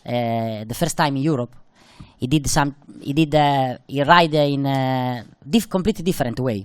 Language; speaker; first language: English; non-native, fluent; Italian